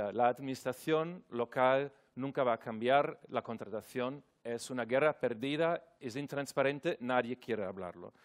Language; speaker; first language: Spanish; non-native, fluent; German